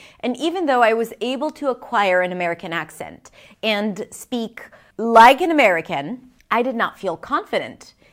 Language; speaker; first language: English; non-native, fluent; Hebrew